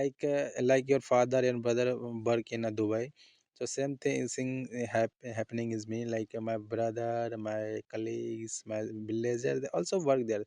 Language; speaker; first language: English; non-native, learner; Hindi